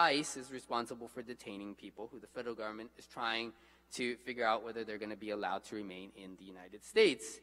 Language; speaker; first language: English; native; English